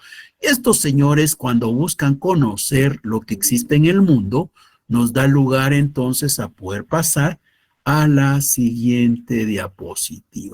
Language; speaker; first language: Spanish; native; Spanish